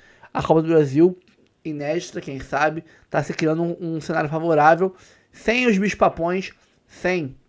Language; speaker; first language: Portuguese; native; Portuguese